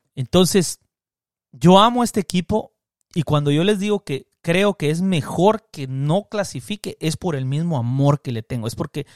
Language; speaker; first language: Spanish; native; Spanish